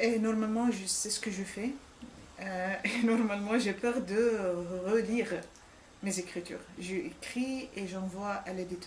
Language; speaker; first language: French; non-native, fluent; Arabic